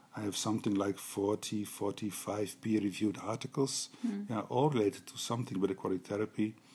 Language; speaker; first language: English; non-native, fluent; Dutch